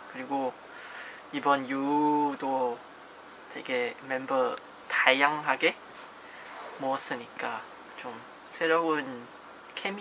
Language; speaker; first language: Korean; non-native, fluent; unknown